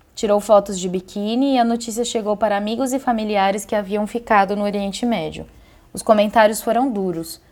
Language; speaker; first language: Portuguese; native; Portuguese